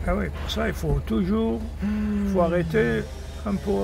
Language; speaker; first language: French; non-native, local second language; Arabic